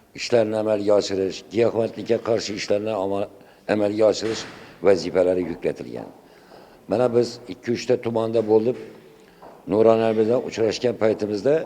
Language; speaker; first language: Uzbek; native; Uzbek